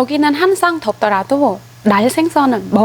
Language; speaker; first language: Korean; non-native, fluent; Khmer